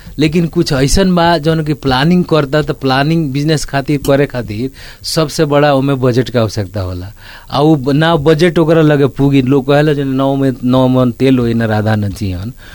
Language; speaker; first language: Bhojpuri; native; Bhojpuri